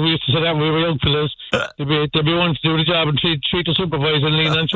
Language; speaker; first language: English; native; English